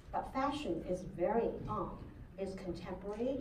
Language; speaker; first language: English; non-native, fluent; Chinese